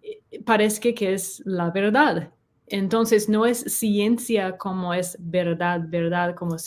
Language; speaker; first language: Spanish; non-native, learner; English